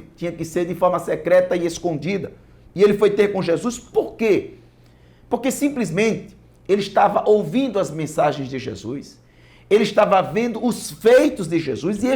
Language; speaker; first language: Portuguese; native; Portuguese